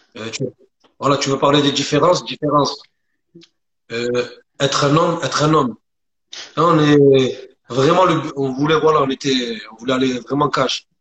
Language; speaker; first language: French; early bilingual, other home language; Arabic